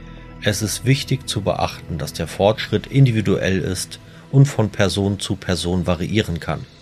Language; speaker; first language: German; native; German